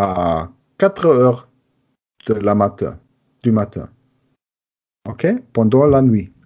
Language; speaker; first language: French; non-native, learner; German